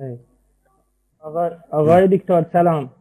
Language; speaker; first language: Persian; non-native, learner; Arabic